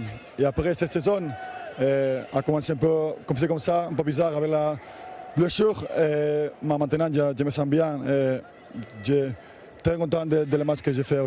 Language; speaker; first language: French; non-native, learner; Spanish